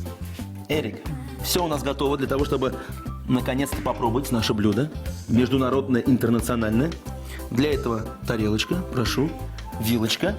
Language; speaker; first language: Russian; native; Russian